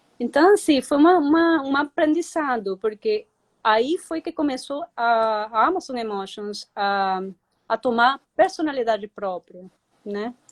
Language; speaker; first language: Portuguese; non-native, fluent; Spanish